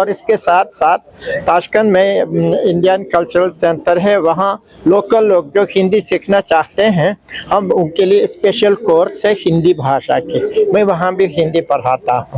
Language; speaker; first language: Hindi; non-native, fluent; Uzbek